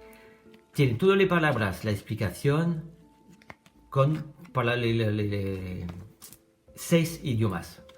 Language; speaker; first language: Spanish; non-native, learner; French